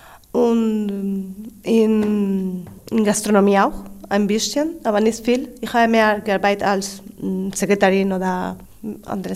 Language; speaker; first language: German; non-native, learner; Spanish